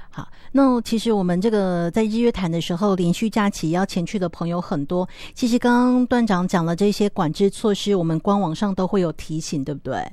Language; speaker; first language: Chinese; native; Chinese